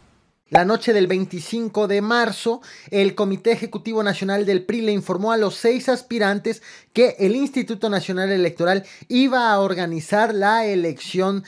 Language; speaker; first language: Spanish; native; Spanish